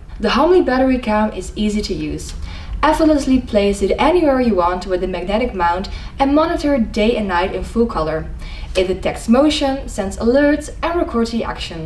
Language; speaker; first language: English; non-native, fluent; Dutch